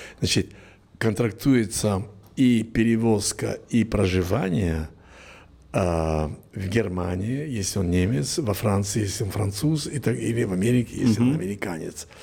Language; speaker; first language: Russian; non-native, local second language; Spanish